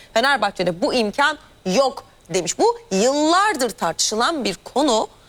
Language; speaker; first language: Turkish; native; Turkish